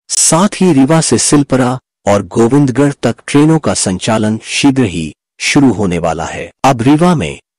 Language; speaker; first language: Hindi; native; Hindi